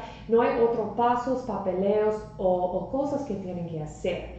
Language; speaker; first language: Spanish; non-native, fluent; English